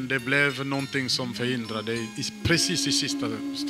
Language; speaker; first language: Swedish; non-native, fluent; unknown